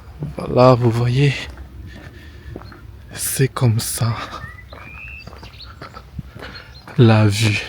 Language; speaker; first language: French; non-native, fluent; Indonesian